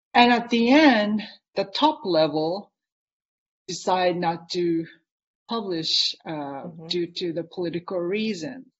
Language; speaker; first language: English; non-native, fluent; Japanese